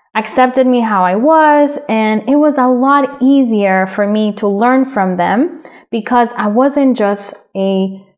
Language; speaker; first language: English; early bilingual, other home language; Spanish